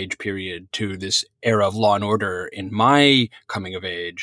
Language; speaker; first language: English; native; English